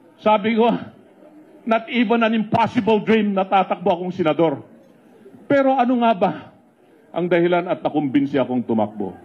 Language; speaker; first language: Filipino; non-native, local second language; Iloko